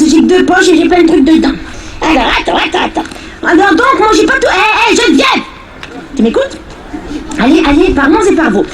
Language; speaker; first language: French; native; French